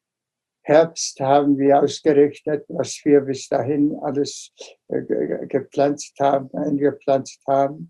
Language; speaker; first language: German; non-native, fluent; Tuvinian